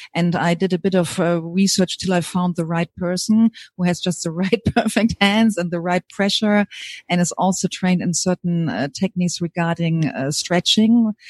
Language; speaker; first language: English; non-native, fluent; German